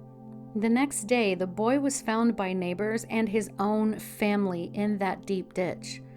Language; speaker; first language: English; native; English